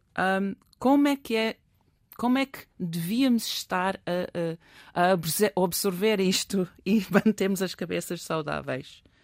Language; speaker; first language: Portuguese; non-native, fluent; English